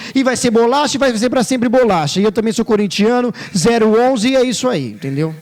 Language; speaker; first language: Portuguese; native; Portuguese